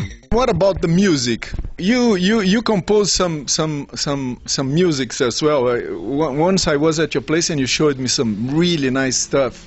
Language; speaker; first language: English; non-native, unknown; Portuguese